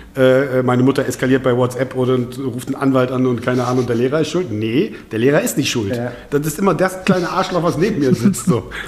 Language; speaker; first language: German; native; German